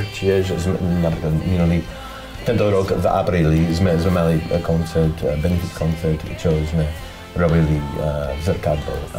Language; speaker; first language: Slovak; non-native, learner; English